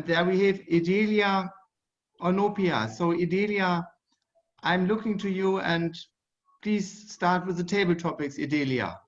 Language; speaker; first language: English; non-native, fluent; German